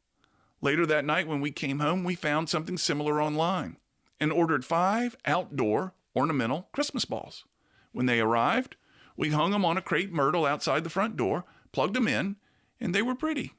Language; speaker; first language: English; native; English